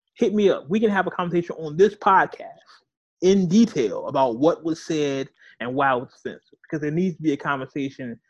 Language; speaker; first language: English; native; English